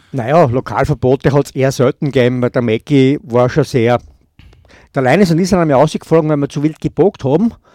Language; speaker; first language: German; native; German